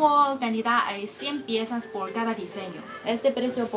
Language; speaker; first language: Spanish; non-native, learner; Chinese